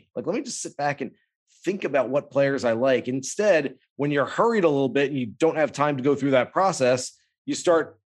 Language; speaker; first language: English; native; English